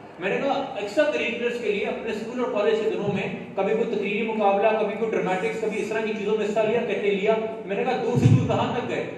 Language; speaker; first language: Urdu; non-native, local second language; Sindhi